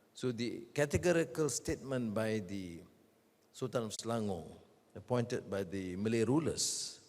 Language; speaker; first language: English; non-native, local second language; Malay